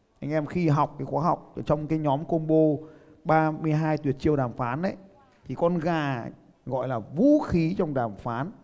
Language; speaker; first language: Vietnamese; native; Vietnamese